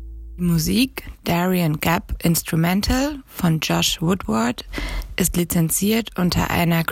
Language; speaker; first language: German; native; German